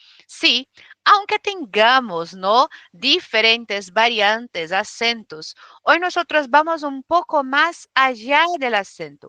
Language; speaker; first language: Spanish; non-native, fluent; Portuguese